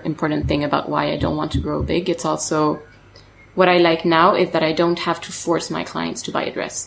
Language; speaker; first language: English; non-native, fluent; French